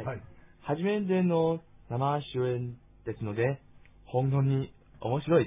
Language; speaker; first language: Japanese; non-native, learner; Chinese